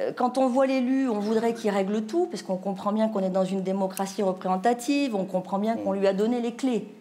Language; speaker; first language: French; native; French